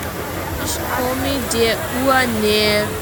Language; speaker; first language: German; non-native, learner; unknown